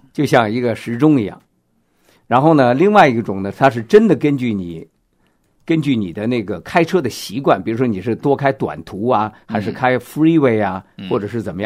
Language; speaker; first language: Chinese; native; Chinese